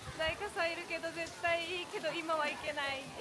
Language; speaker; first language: Japanese; native; Japanese